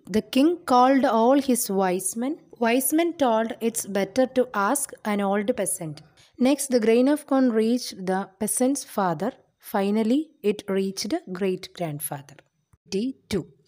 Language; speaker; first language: English; non-native, local second language; Malayalam